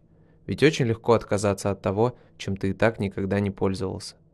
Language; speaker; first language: Russian; native; Russian